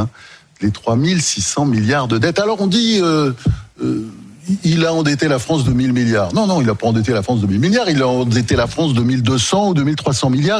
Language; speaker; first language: French; native; French